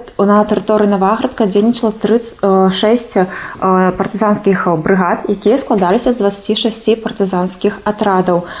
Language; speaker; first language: Belarusian; native; Belarusian